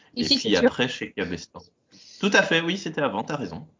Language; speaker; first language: French; native; French